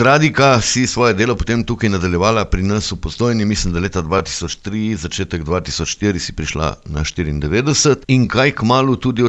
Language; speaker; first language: Slovenian; native; Slovenian